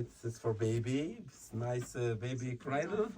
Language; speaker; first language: English; non-native, learner; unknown